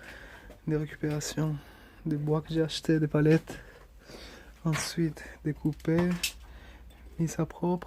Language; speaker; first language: French; early bilingual, other home language; Spanish